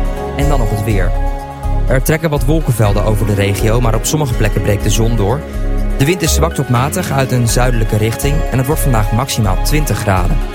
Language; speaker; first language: Dutch; native; Dutch